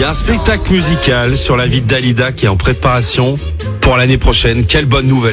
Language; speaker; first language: French; native; French